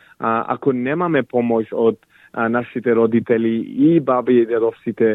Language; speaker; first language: Macedonian; early bilingual, heritage; English